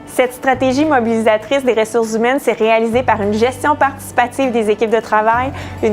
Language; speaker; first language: French; native; French